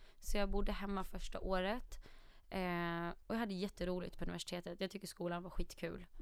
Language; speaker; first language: Swedish; early bilingual, other home language; Arabic